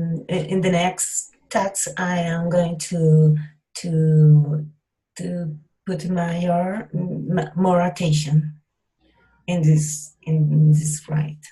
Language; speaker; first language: English; non-native, learner; Spanish